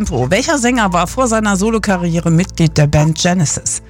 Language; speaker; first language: German; native; German